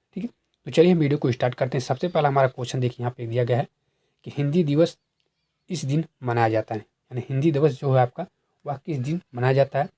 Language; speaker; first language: Hindi; native; Hindi